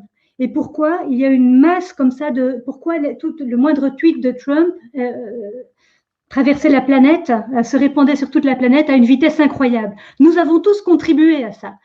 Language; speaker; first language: French; native; French